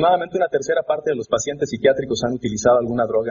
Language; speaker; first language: Spanish; native; Spanish